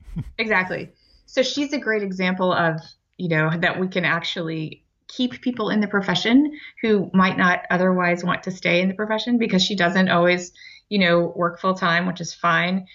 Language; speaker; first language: English; native; English